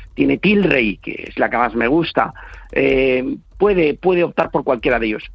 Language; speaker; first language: Spanish; native; Spanish